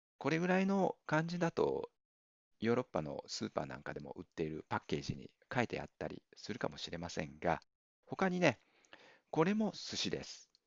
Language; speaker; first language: Japanese; native; Japanese